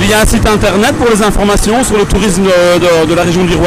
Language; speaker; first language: French; native; French